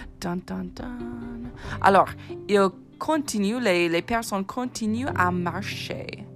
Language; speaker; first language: French; non-native, fluent; English